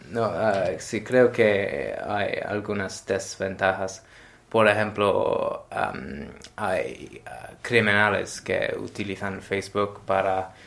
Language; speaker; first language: Spanish; non-native, learner; English